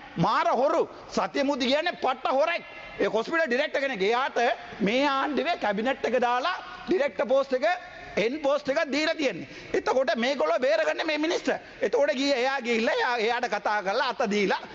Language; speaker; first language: Sinhala; non-native, local second language; Tamil